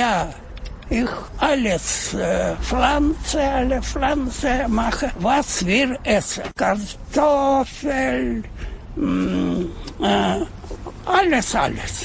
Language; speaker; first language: German; non-native, learner; Russian